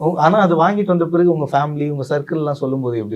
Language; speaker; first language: Tamil; native; Tamil